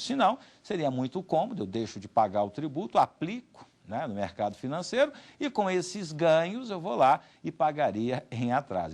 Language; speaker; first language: Portuguese; native; Portuguese